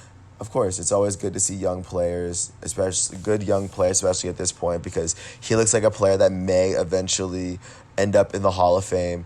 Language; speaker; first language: English; native; English